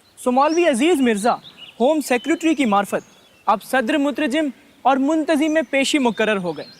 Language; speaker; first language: Urdu; native; Urdu